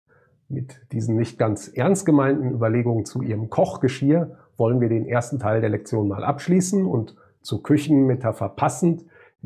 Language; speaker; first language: German; native; German